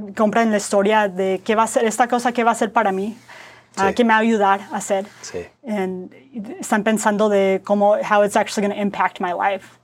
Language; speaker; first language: Spanish; early bilingual, heritage; Spanish